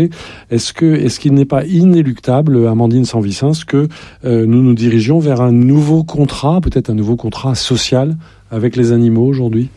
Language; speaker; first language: French; native; French